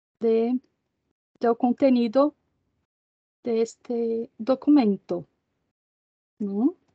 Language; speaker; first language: Spanish; non-native, learner; Portuguese